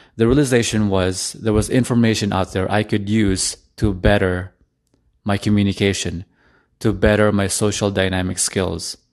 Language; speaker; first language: English; early bilingual, other home language; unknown